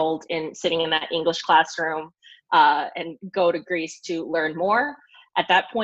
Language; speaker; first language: English; native; English